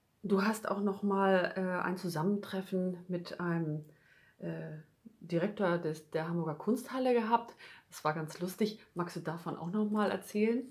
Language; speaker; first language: German; native; German